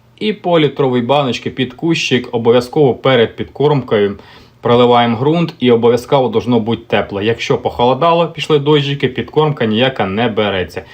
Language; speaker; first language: Ukrainian; native; Ukrainian